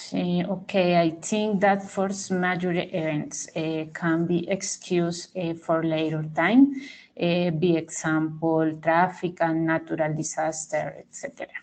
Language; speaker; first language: English; non-native, learner; Spanish